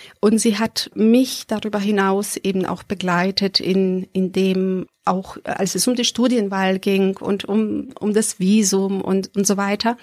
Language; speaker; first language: German; early bilingual, other home language; Serbian